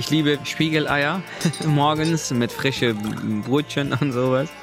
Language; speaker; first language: German; non-native, learner; Persian